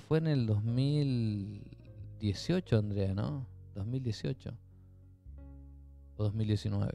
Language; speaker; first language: Spanish; native; Spanish